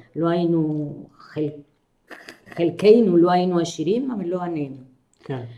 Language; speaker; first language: Hebrew; non-native, fluent; Spanish